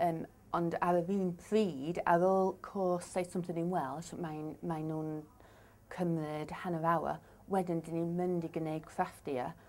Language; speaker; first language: Welsh; non-native, learner; English